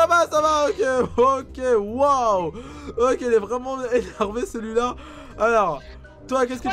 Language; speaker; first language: French; native; French